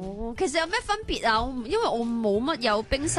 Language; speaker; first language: Cantonese; native; Cantonese